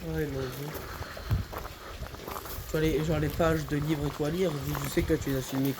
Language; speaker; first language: French; native; French